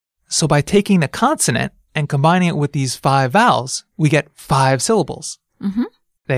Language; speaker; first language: English; native; English